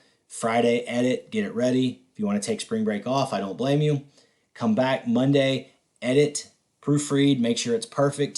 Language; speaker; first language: English; native; English